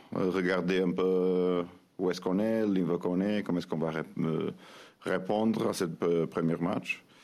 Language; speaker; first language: French; non-native, fluent; Portuguese